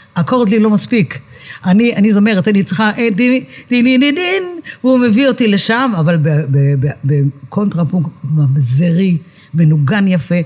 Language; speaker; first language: Hebrew; native; Hebrew